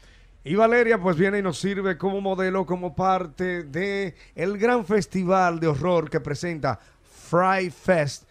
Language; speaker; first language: Spanish; native; Spanish